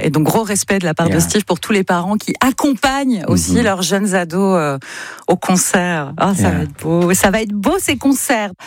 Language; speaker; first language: French; native; French